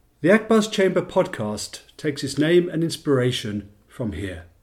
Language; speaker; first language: English; native; English